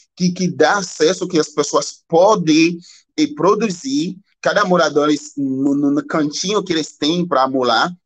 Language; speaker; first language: Portuguese; non-native, learner; Haitian Creole